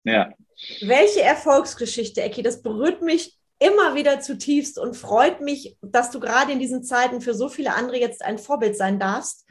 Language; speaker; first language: German; native; German